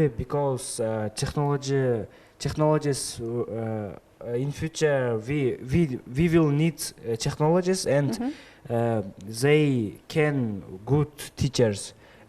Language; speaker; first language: English; non-native, learner; Kyrgyz